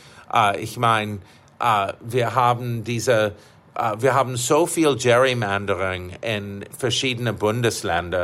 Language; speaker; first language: German; non-native, fluent; English